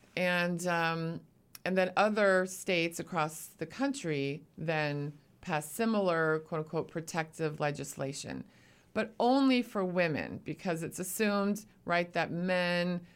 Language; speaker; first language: English; native; English